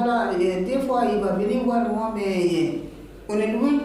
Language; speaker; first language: French; non-native, learner; Bambara